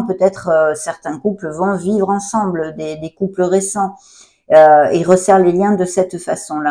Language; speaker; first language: French; native; French